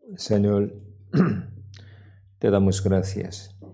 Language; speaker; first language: Spanish; non-native, learner; Korean